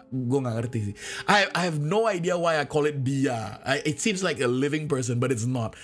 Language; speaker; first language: English; non-native, fluent; Indonesian